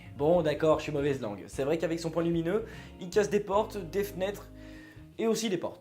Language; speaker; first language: French; native; French